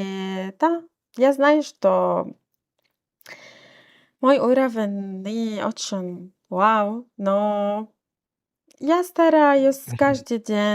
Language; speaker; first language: Russian; non-native, learner; Arabic